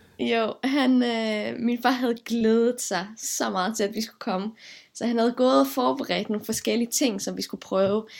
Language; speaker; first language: Danish; early bilingual, other home language; Arabic